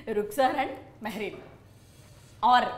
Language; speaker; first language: Telugu; native; Telugu